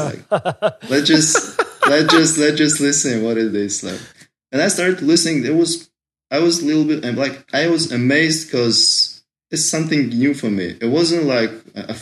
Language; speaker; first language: English; non-native, fluent; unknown